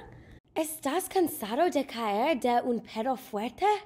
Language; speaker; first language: Spanish; non-native, learner; English